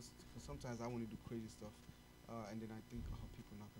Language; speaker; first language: English; non-native, local second language; Yoruba